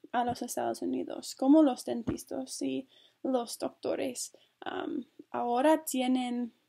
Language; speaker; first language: Spanish; non-native, fluent; English